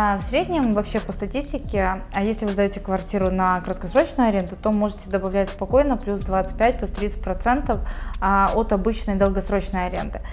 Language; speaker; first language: Russian; native; Russian